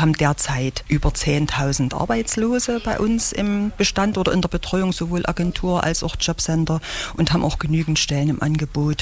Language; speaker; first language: German; native; German